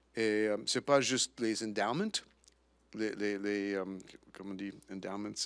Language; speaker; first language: French; non-native, fluent; English